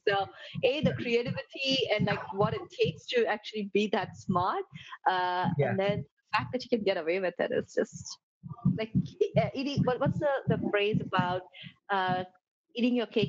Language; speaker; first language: English; non-native, local second language; Gujarati